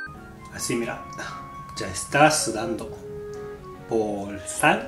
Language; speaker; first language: Spanish; non-native, fluent; Japanese